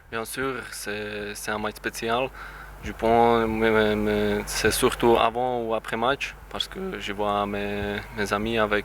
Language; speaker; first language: French; non-native, fluent; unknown